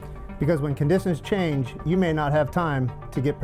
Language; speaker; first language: English; native; English